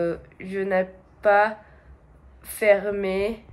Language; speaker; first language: French; non-native, learner; Portuguese